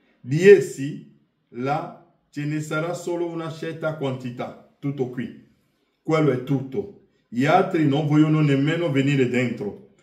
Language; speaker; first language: Italian; non-native, fluent; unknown